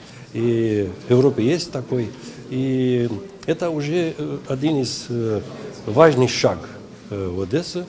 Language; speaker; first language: Russian; non-native, learner; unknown